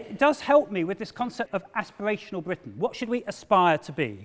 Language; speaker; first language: English; native; English